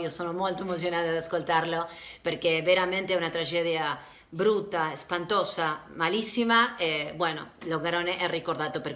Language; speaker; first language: Italian; non-native, learner; Spanish